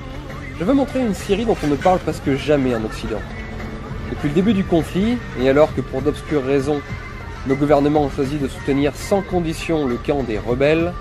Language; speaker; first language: French; native; French